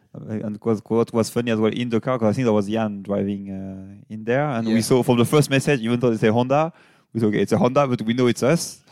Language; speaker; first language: English; non-native, fluent; French